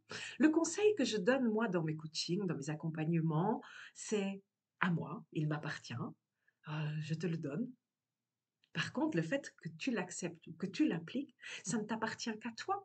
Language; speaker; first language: French; native; French